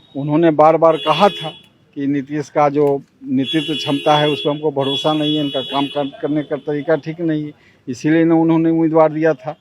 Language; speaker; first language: Hindi; native; Hindi